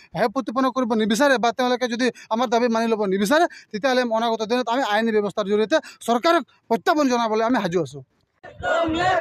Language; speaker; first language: Assamese; non-native, local second language; Santali